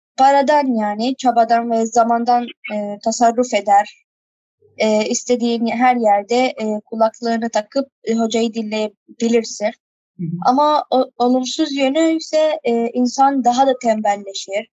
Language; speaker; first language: Turkish; early bilingual, other home language; Arabic